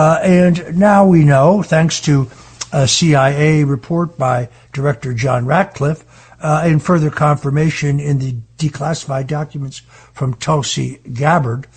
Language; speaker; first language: English; native; English